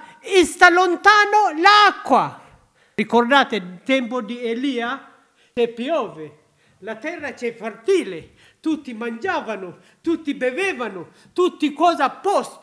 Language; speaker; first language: Italian; non-native, learner; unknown